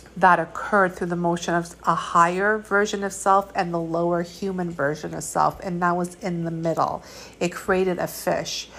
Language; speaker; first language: English; early bilingual, other home language; Georgian